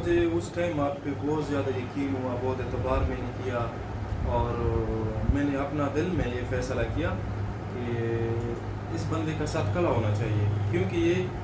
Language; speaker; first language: Hindi; non-native, local second language; Pashto